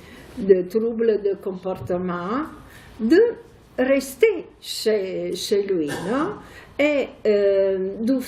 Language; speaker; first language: French; non-native, fluent; Italian